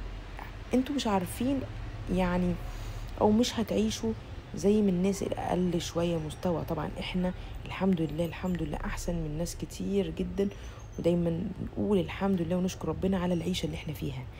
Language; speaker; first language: Arabic; native; Arabic